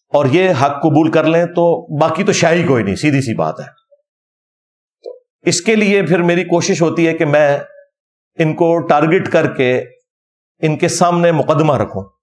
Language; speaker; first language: Urdu; non-native, local second language; Punjabi